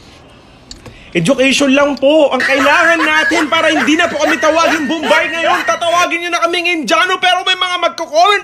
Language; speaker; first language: Filipino; non-native, fluent; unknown